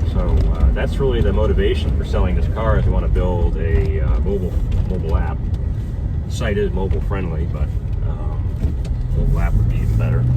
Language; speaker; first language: English; native; English